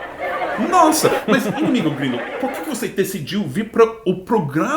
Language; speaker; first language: Portuguese; non-native, fluent; English